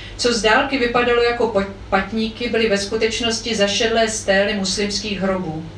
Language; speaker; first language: Czech; native; Czech